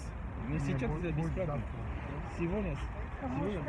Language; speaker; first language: Russian; non-native, learner; Lingala